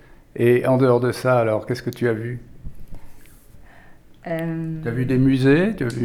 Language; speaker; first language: French; native; French